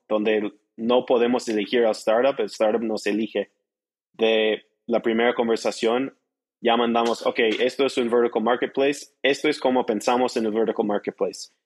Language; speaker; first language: Spanish; non-native, fluent; English